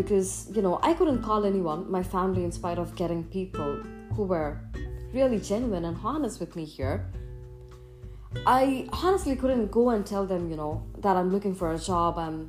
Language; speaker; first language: English; non-native, local second language; Tamil